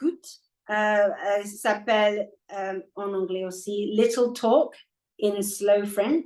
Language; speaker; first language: French; non-native, learner; English